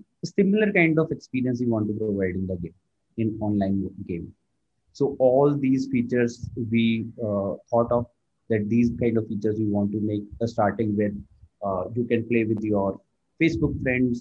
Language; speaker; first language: English; non-native, local second language; Hindi